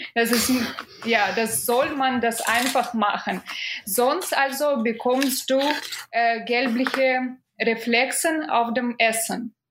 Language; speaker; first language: German; non-native, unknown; Russian